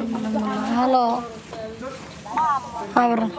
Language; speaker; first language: English; non-native, learner; Somali